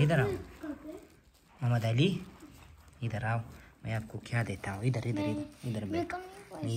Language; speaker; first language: Hindi; non-native, learner; Pashto